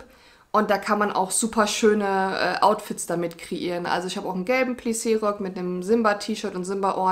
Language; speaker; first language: German; native; German